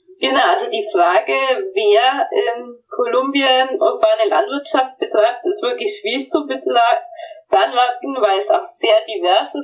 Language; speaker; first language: German; native; German